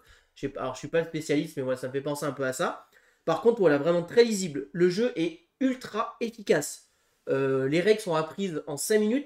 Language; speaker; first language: French; native; French